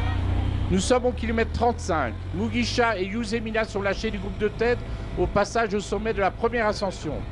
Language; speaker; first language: French; native; French